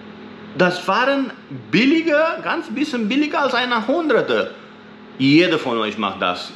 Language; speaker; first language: German; non-native, fluent; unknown